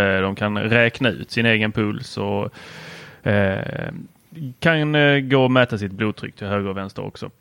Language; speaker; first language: Swedish; native; Swedish